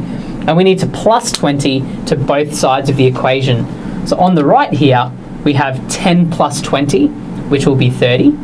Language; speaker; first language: English; native; English